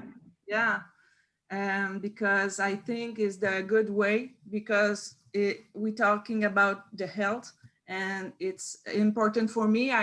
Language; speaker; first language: English; non-native, learner; French